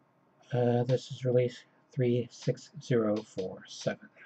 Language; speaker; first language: English; native; English